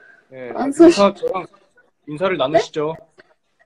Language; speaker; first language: Korean; native; Korean